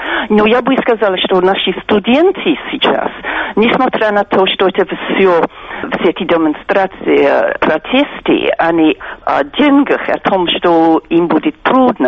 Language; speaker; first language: Russian; non-native, fluent; English